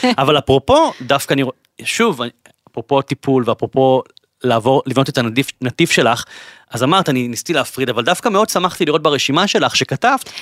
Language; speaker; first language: Hebrew; native; Hebrew